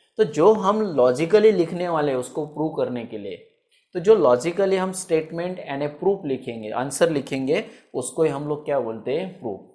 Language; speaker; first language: Hindi; non-native, local second language; Marathi